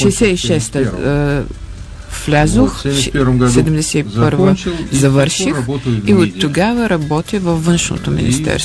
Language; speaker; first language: Bulgarian; non-native, fluent; Russian